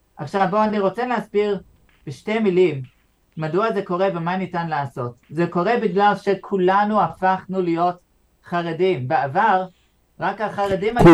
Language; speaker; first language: Hebrew; non-native, fluent; English